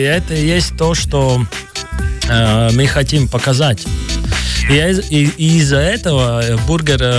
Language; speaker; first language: Russian; non-native, local second language; Latvian